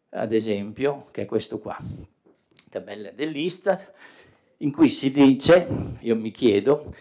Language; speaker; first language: Italian; native; Italian